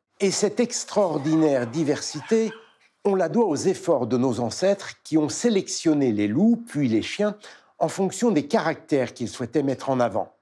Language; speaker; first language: French; native; French